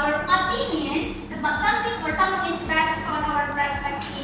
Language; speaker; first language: English; non-native, fluent; Indonesian